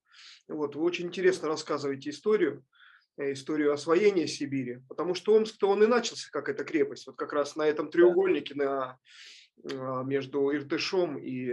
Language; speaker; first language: Russian; native; Russian